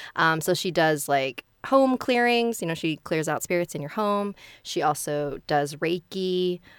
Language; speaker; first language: English; early bilingual, other home language; Filipino